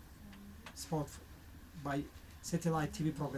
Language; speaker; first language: English; non-native, learner; Tajik